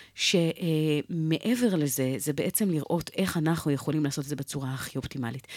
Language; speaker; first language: Hebrew; native; Hebrew